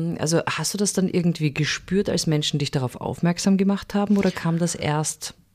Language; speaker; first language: German; native; German